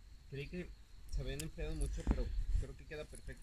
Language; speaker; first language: Spanish; native; Spanish